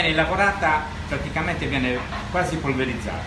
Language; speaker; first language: Italian; native; Italian